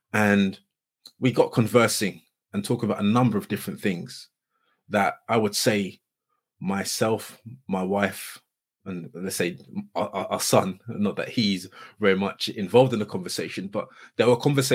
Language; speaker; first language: English; native; English